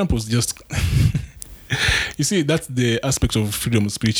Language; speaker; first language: English; non-native, local second language; Luo (Kenya and Tanzania)